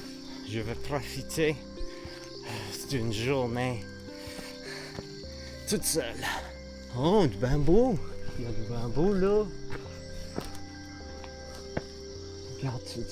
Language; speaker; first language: French; non-native, learner; English